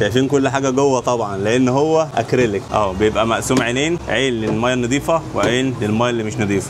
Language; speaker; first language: Arabic; native; Arabic